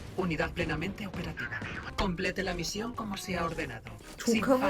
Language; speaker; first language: Spanish; non-native, learner; Turkish